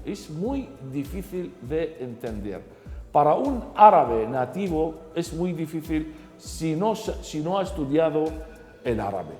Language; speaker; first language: Spanish; non-native, fluent; Arabic